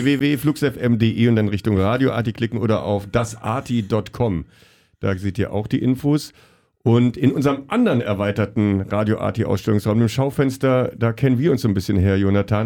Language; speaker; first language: German; native; German